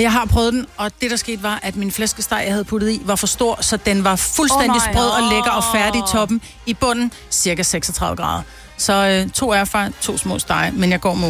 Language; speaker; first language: Danish; native; Danish